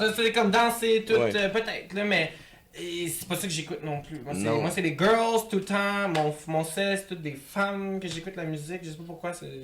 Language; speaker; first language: French; native; French